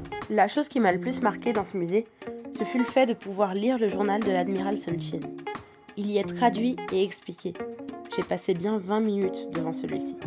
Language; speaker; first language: French; native; French